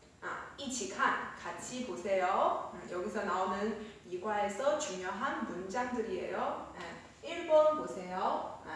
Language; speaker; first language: Korean; non-native, fluent; Chinese